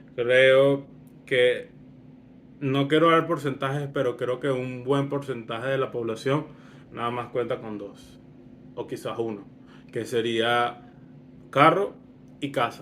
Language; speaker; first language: Spanish; early bilingual, other home language; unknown